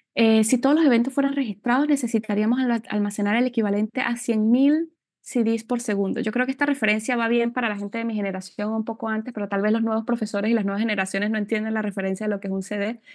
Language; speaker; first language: Spanish; native; Spanish